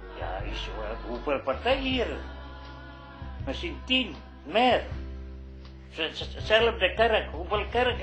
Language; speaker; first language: Dutch; non-native, learner; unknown